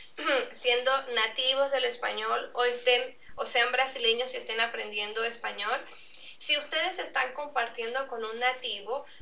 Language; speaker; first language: Spanish; native; Spanish